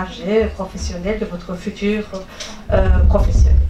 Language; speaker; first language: French; native; French